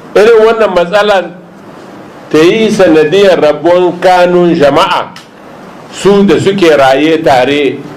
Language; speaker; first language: Hausa; non-native, local second language; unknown